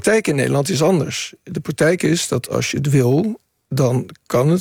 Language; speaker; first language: Dutch; native; Dutch